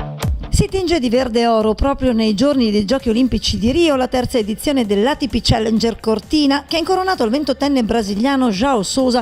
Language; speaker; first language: Italian; native; Italian